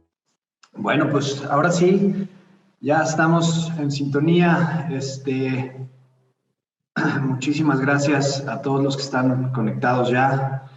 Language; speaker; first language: Spanish; native; Spanish